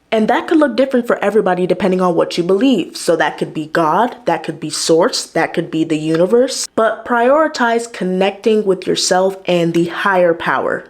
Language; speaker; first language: English; native; English